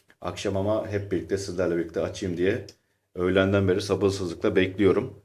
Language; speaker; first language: Turkish; native; Turkish